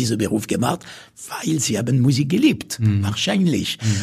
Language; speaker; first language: German; non-native, fluent; French